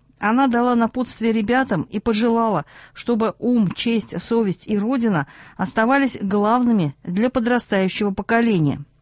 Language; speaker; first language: Russian; native; Russian